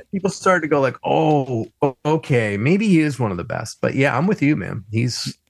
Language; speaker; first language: English; native; English